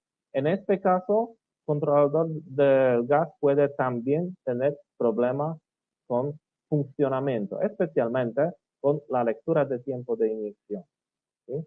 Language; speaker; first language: Spanish; non-native, learner; Polish